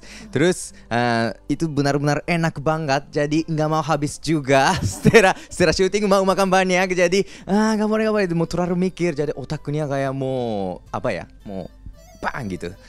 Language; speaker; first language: Indonesian; non-native, fluent; Japanese